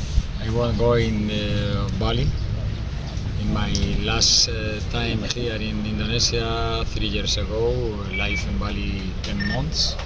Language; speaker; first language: English; non-native, learner; Spanish